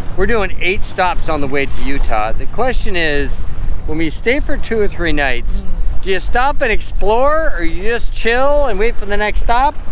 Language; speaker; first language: English; native; English